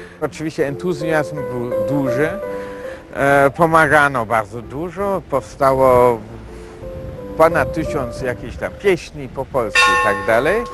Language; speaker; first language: Polish; non-native, fluent; German